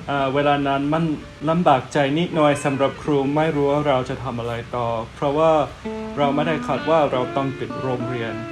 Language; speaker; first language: Thai; non-native, fluent; English